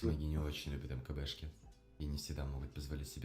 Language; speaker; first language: Russian; native; Russian